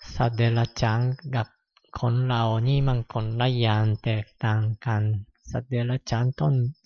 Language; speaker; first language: Thai; non-native, fluent; Japanese